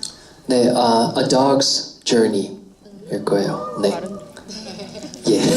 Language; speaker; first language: Korean; non-native, fluent; English